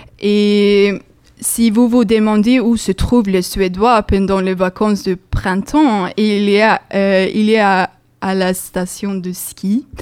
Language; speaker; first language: French; non-native, learner; Swedish